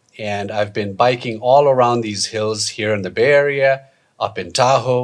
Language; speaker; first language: English; non-native, local second language; Nepali